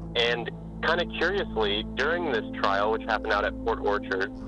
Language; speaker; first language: English; native; English